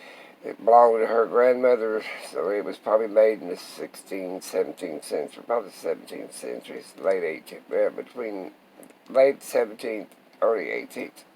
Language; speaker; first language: English; native; English